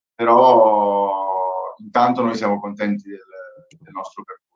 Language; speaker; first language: Italian; native; Italian